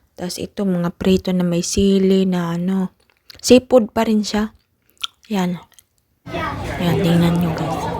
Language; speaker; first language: Filipino; non-native, local second language; Hiligaynon